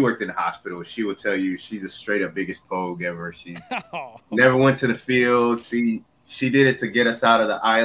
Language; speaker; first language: English; early bilingual, other home language; Spanish